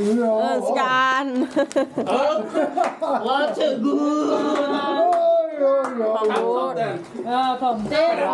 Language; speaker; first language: Swedish; non-native, learner; Thai